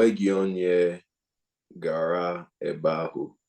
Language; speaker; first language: Igbo; non-native, learner; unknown